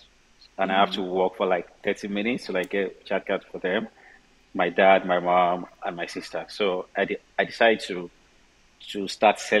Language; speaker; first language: English; non-native, local second language; Yoruba